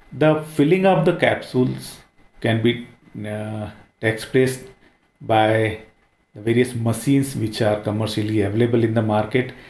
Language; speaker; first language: English; non-native, local second language; Hindi